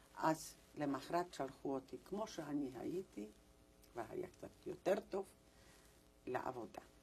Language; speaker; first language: Hebrew; non-native, fluent; Polish